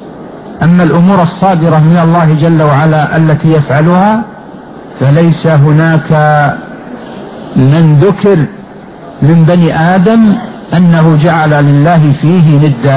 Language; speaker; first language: Arabic; native; Arabic